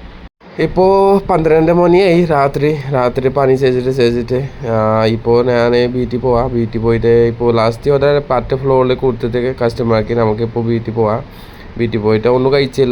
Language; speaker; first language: Malayalam; non-native, local second language; Assamese